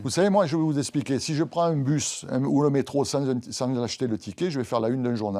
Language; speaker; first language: French; native; French